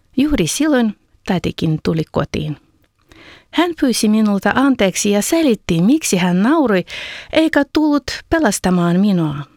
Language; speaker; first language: Finnish; non-native, fluent; Ukrainian